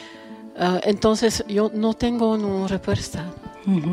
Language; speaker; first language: Spanish; non-native, fluent; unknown